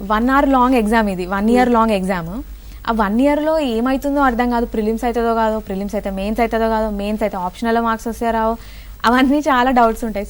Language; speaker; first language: Telugu; native; Telugu